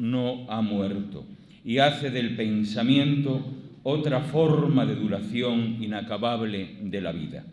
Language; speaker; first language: Spanish; native; Spanish